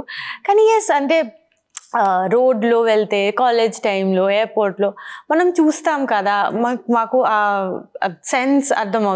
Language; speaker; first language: Telugu; non-native, learner; Bangla